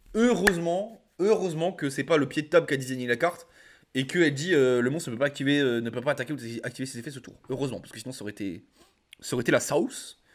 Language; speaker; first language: French; native; French